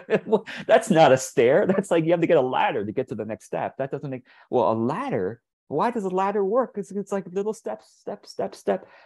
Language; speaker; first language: English; early bilingual, other home language; Chinese